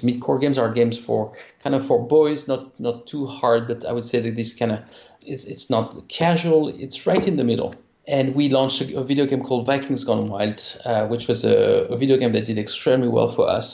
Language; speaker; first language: English; non-native, fluent; French